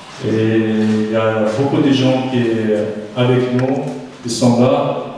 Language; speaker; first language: French; non-native, fluent; Chechen